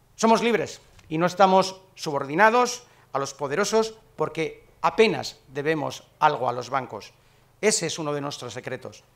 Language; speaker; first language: Spanish; native; Spanish